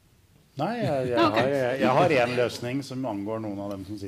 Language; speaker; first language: Norwegian; native; Norwegian